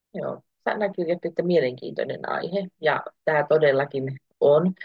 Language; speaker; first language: Finnish; native; Finnish